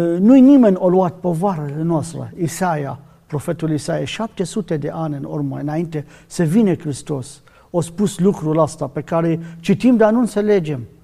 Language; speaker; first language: Romanian; non-native, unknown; Arabic